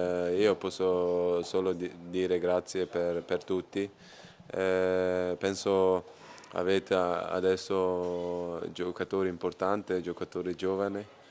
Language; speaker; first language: Italian; non-native, learner; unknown